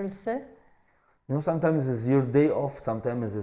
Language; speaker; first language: English; non-native, fluent; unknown